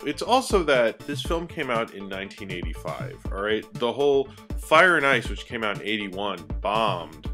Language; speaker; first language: English; native; English